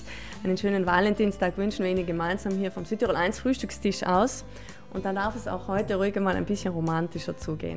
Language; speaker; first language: German; native; German